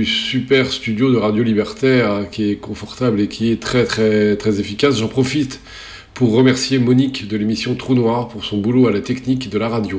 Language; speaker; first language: French; native; French